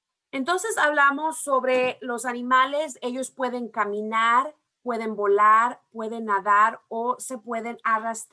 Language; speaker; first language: Spanish; early bilingual, heritage; Spanish